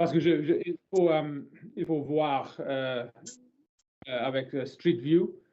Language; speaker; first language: French; non-native, learner; English